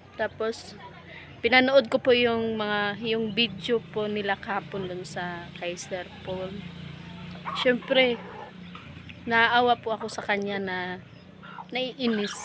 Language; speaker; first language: Filipino; non-native, local second language; Cebuano